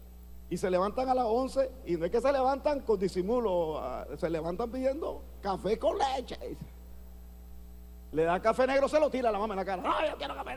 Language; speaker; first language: Spanish; native; Spanish